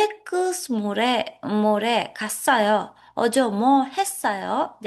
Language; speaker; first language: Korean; non-native, fluent; Uzbek